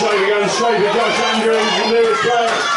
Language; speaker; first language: English; native; English